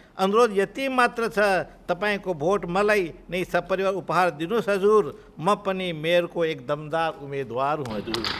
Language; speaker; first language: Nepali; non-native, local second language; Marwari